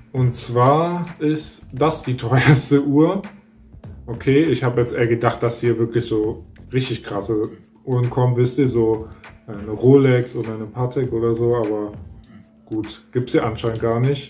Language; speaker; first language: German; native; German